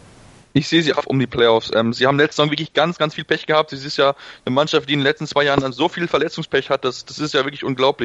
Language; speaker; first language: German; native; German